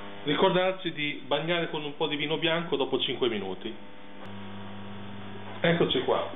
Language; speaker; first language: Italian; native; Italian